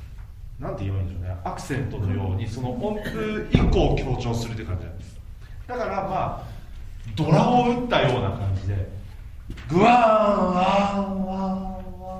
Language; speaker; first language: Japanese; native; Japanese